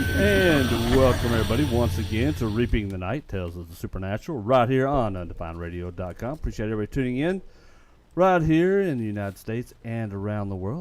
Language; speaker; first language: English; native; English